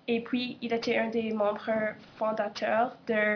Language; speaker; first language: French; non-native, local second language; English